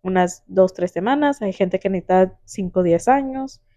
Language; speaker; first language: Spanish; early bilingual, heritage; Spanish